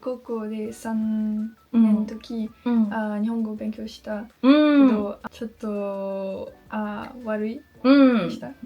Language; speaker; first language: Japanese; non-native, learner; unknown